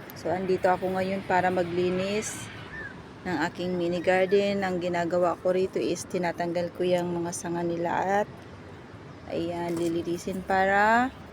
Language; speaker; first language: Filipino; non-native, local second language; Bikol